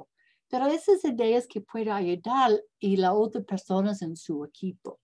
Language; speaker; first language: Spanish; non-native, learner; English